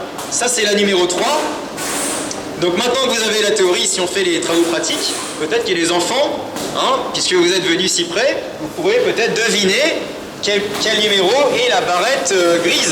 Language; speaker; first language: French; native; French